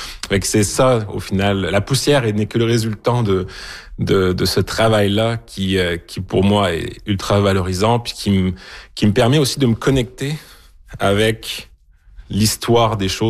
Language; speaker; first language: French; native; French